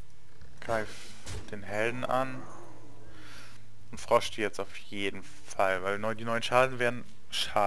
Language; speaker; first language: German; native; German